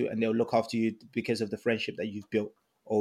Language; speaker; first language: English; non-native, local second language; Yoruba